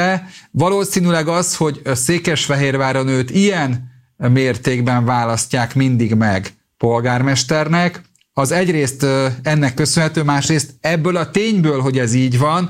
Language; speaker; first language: Hungarian; native; Hungarian